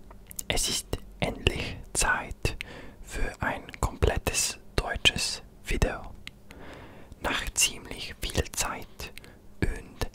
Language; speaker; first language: German; non-native, learner; English